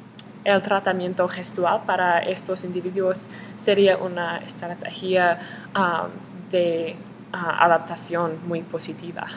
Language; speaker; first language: Spanish; non-native, learner; English